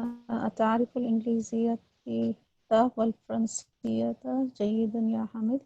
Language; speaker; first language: Arabic; non-native, learner; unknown